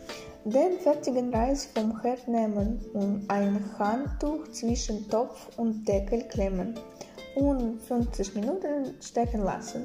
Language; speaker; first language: German; non-native, learner; Russian